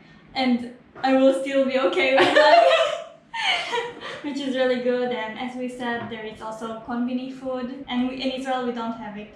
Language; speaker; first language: English; non-native, fluent; Hebrew